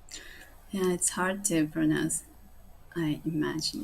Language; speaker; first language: English; non-native, learner; Japanese